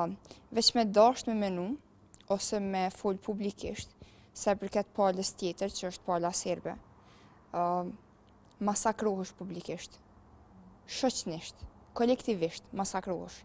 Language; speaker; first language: Albanian; native; Albanian